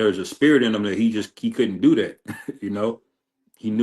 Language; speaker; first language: English; native; English